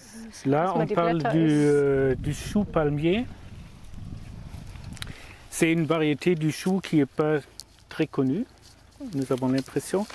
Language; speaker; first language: French; non-native, learner; German